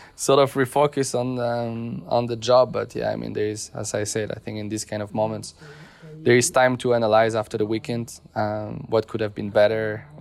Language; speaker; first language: English; non-native, fluent; French